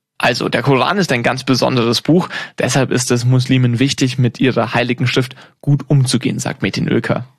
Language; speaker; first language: German; native; German